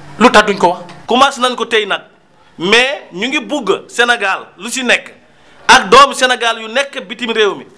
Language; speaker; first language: Wolof; non-native, local second language; Fula